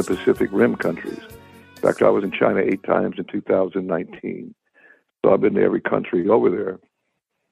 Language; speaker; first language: English; native; English